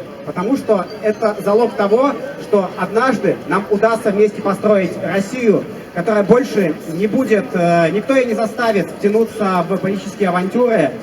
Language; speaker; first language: Russian; native; Russian